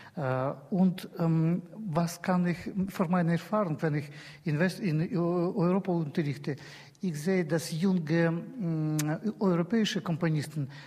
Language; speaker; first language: German; non-native, fluent; Russian